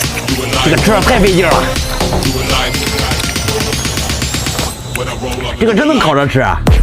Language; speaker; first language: Chinese; native; Chinese